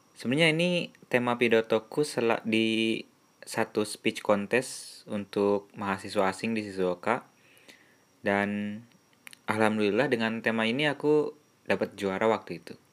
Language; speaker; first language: Indonesian; native; Indonesian